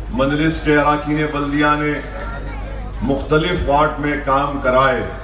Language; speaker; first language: Urdu; native; Urdu